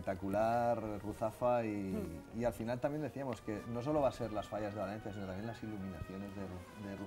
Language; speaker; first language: Spanish; native; Spanish